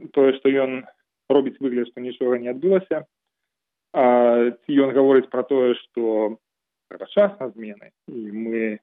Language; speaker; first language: Belarusian; non-native, local second language; Russian